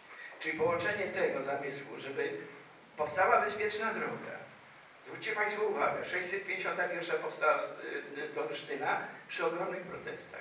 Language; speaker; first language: Polish; native; Polish